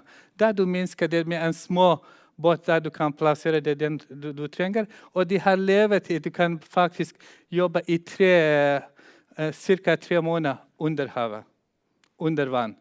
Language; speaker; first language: Norwegian; non-native, fluent; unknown